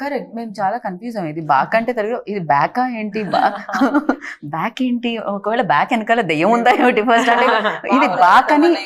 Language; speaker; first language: Telugu; native; Telugu